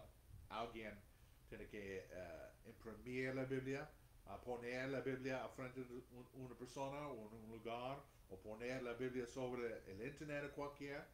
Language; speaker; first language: Spanish; non-native, fluent; English